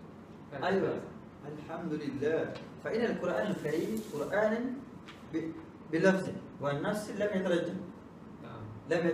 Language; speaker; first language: Arabic; non-native, learner; Malay